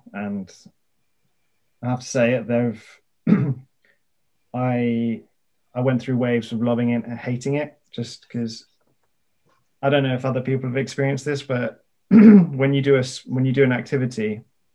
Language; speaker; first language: English; native; English